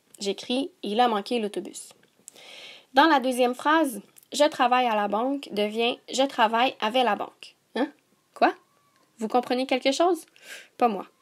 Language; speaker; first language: French; native; French